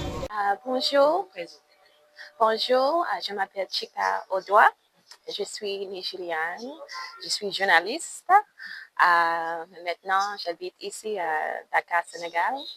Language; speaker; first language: French; non-native, learner; English